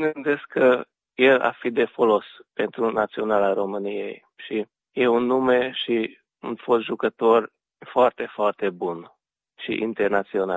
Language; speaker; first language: Romanian; early bilingual, heritage; Romanian